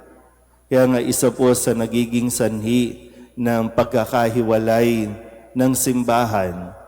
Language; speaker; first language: Filipino; native; Filipino